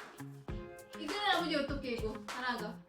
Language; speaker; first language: Korean; non-native, learner; Filipino